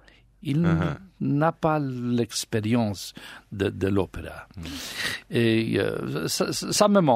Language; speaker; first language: French; non-native, learner; English